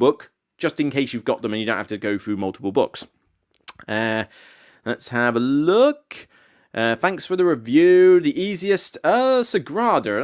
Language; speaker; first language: English; native; English